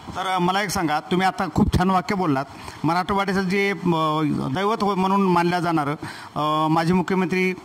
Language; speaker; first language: Marathi; native; Marathi